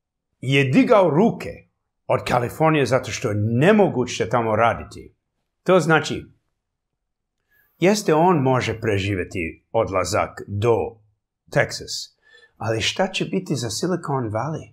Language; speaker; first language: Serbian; early bilingual, heritage; English